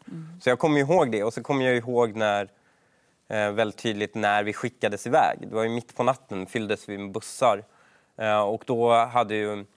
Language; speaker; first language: Swedish; early bilingual, other home language; Persian